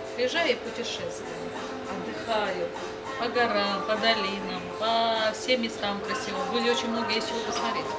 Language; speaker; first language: Russian; non-native, local second language; Georgian